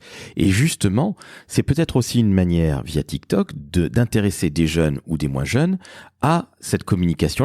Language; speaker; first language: French; native; French